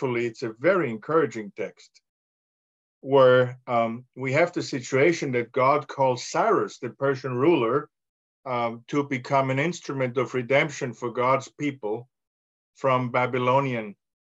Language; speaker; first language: English; non-native, fluent; German